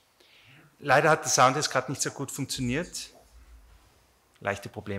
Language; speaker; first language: German; native; German